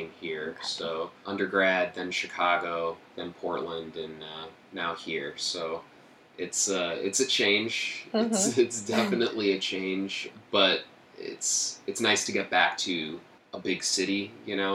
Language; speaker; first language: English; native; English